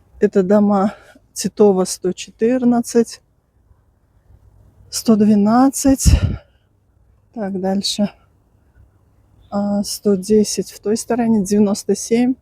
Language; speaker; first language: Russian; native; Russian